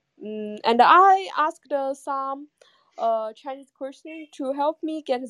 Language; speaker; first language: English; non-native, learner; Chinese